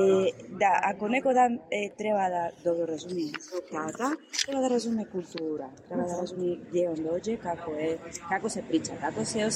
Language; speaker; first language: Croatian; non-native, learner; Spanish